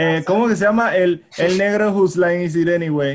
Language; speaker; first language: Spanish; native; Spanish